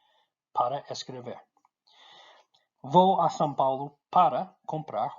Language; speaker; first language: Portuguese; non-native, fluent; English